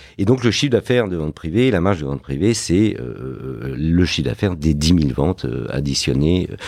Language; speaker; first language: French; early bilingual, other home language; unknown